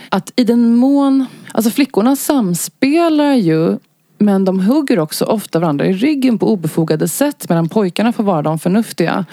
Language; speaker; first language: Swedish; native; Swedish